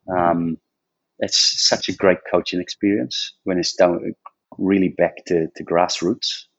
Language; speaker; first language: English; native; English